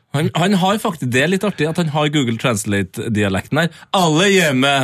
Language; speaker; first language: Norwegian; non-native, fluent; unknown